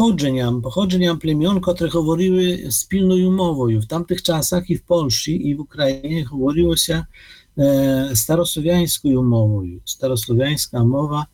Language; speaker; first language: Polish; non-native, learner; Ukrainian